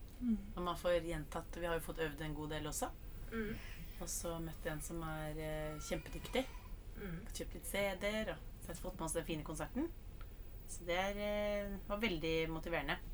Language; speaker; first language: Norwegian; native; Norwegian